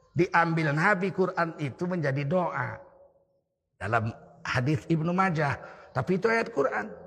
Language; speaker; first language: Indonesian; native; Indonesian